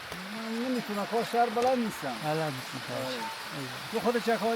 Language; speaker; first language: Persian; non-native, local second language; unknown